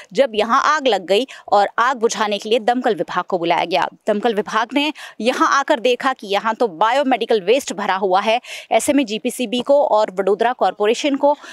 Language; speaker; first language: Hindi; non-native, local second language; Gujarati